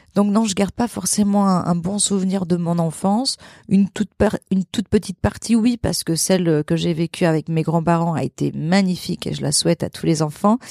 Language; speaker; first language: French; early bilingual, other home language; Portuguese